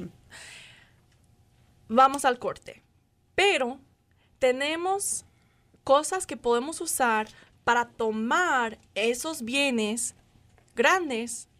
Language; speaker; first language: Spanish; non-native, learner; English